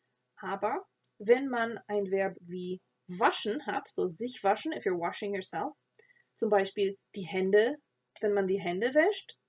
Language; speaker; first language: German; non-native, fluent; English